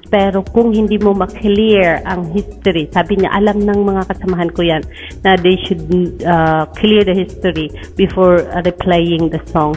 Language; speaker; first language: Filipino; native; Filipino